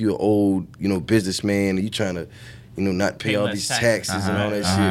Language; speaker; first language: English; native; English